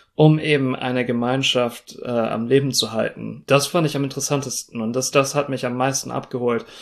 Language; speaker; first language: German; non-native, fluent; English